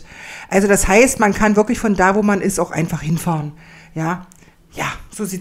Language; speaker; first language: German; native; German